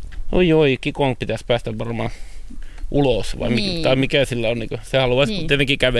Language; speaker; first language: Finnish; native; Finnish